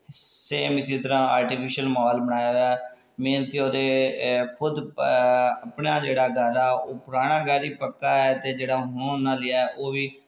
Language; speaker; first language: Urdu; non-native, local second language; Punjabi